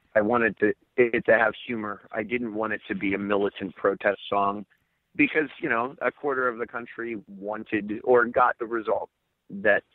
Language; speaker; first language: English; native; English